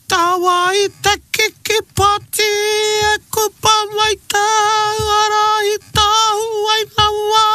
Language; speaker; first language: Māori; non-native, local second language; English